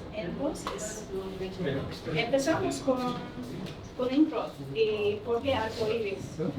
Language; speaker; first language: Spanish; non-native, learner; English